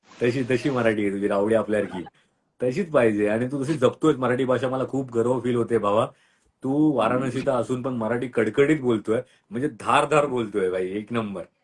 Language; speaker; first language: Marathi; native; Marathi